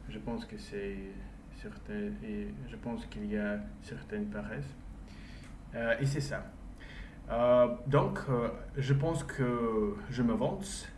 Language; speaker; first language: French; non-native, learner; English